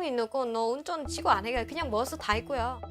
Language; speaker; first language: Korean; non-native, learner; Vietnamese